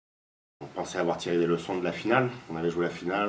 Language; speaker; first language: French; native; French